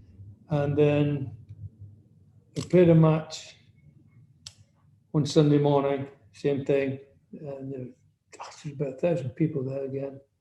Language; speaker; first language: English; native; English